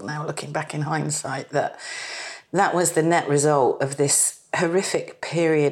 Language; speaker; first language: English; native; English